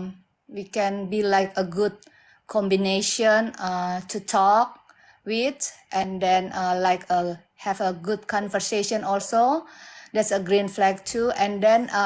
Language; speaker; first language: English; non-native, learner; Indonesian